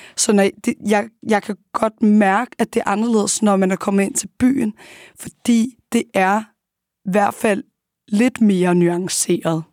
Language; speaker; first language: Danish; early bilingual, other home language; Arabic